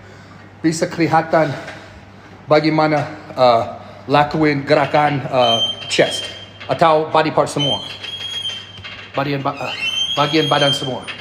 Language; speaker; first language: Indonesian; non-native, fluent; English